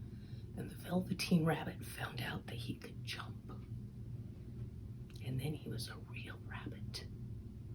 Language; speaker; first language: English; native; English